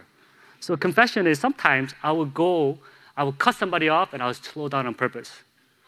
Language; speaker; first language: English; native; English